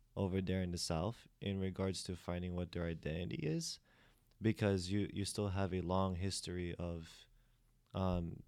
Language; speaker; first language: English; native; English